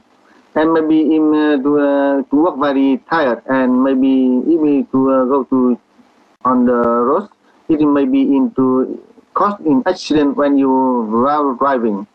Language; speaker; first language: English; non-native, learner; Vietnamese